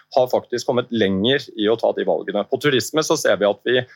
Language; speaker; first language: Norwegian; native; Norwegian